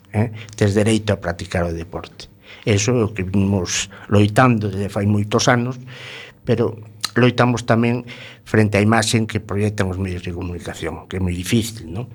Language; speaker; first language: Galician; non-native, local second language; Spanish